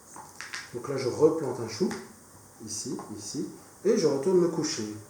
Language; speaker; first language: French; native; French